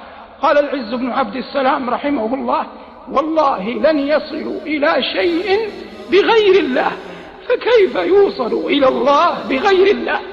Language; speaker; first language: Arabic; native; Arabic